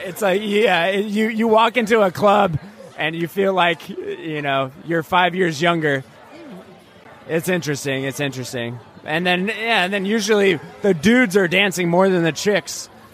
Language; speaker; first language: English; native; English